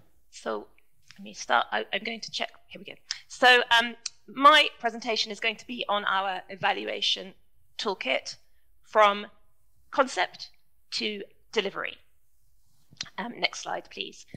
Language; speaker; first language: English; native; English